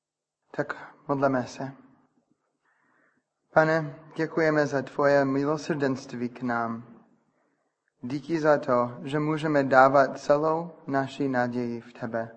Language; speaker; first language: Czech; non-native, fluent; English